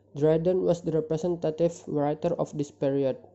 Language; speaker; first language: English; non-native, fluent; Indonesian